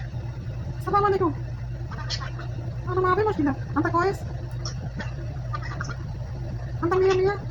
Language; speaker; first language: Arabic; non-native, learner; Bangla